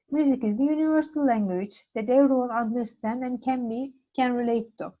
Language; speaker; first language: English; non-native, fluent; Turkish